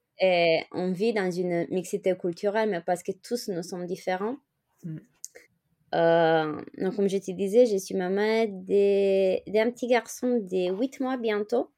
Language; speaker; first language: French; non-native, fluent; Romanian